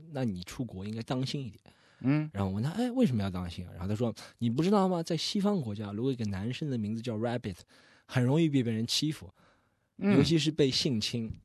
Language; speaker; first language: Chinese; native; Chinese